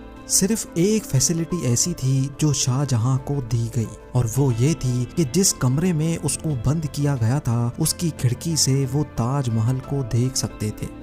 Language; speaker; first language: Urdu; native; Urdu